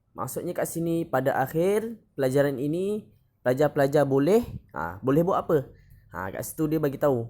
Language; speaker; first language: Malay; native; Malay